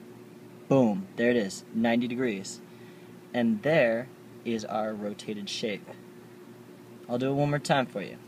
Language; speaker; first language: English; native; English